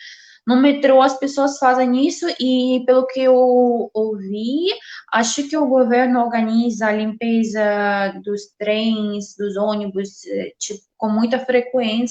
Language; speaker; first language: Portuguese; non-native, fluent; Russian